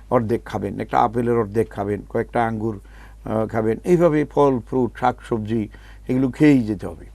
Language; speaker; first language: Bangla; native; Bangla